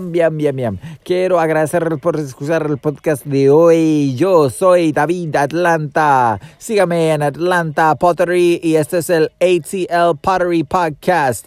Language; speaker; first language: Spanish; non-native, fluent; English